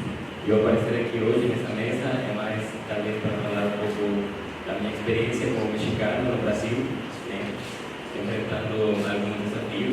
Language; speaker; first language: Portuguese; non-native, fluent; Spanish